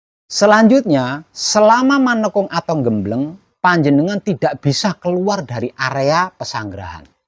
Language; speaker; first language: Indonesian; non-native, local second language; Javanese